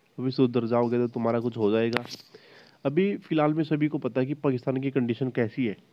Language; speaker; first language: Hindi; native; Hindi